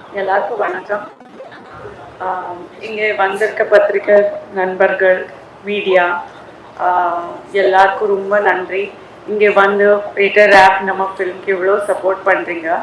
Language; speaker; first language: Tamil; non-native, learner; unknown